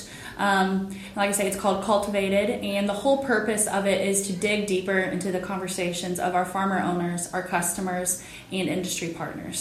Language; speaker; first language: English; native; English